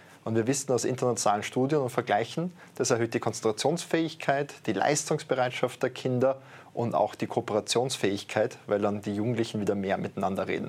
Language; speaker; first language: German; native; German